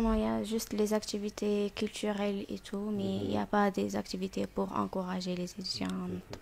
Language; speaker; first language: French; non-native, fluent; Arabic